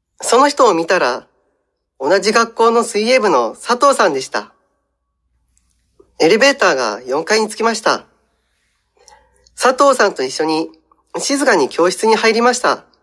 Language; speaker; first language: Japanese; non-native, fluent; Indonesian